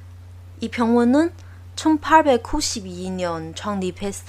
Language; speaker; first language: Korean; non-native, learner; Chinese